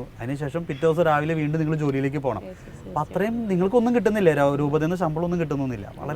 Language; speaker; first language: Malayalam; native; Malayalam